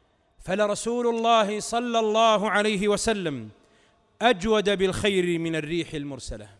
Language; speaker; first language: Arabic; native; Arabic